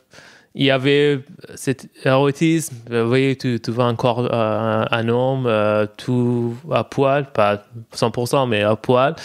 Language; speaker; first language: French; non-native, fluent; Persian